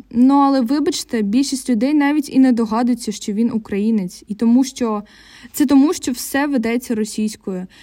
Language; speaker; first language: Ukrainian; non-native, local second language; Russian